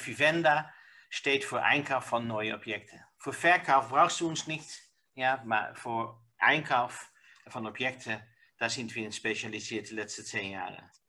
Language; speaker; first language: German; non-native, learner; Dutch